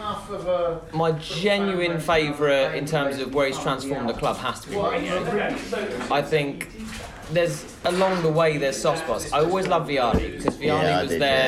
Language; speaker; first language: English; native; English